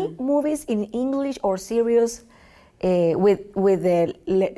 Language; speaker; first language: English; non-native, learner; Spanish